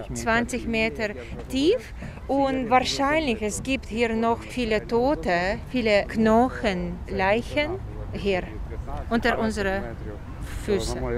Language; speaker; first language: German; non-native, fluent; Ukrainian